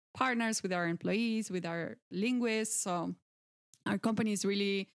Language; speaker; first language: English; non-native, fluent; Spanish